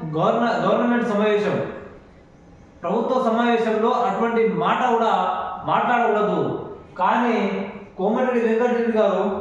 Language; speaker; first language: Telugu; non-native, local second language; Lambadi